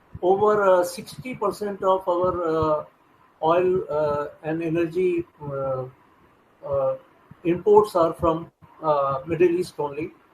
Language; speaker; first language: English; non-native, local second language; Hindi